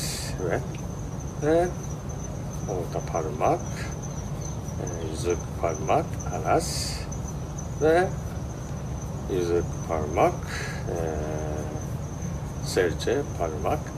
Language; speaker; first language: Turkish; non-native, learner; Japanese